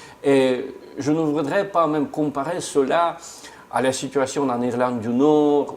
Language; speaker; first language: French; non-native, fluent; Russian